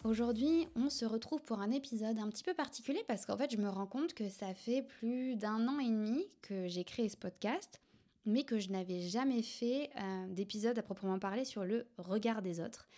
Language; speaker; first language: French; native; French